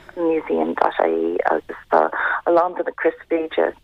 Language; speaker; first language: Irish; non-native, local second language; English